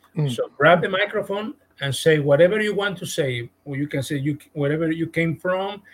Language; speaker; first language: English; non-native, fluent; Spanish